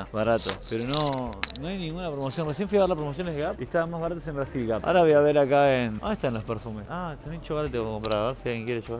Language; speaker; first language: Spanish; native; Spanish